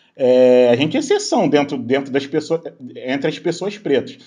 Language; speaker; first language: Portuguese; native; Portuguese